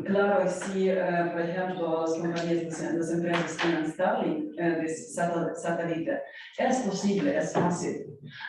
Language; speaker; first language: Spanish; non-native, learner; Ukrainian